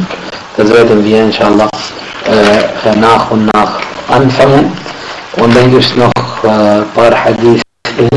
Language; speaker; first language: German; non-native, fluent; Arabic